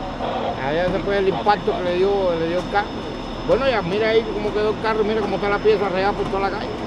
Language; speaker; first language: Spanish; native; Spanish